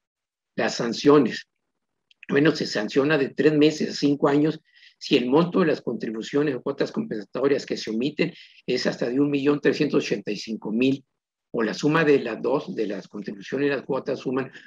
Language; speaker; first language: Spanish; native; Spanish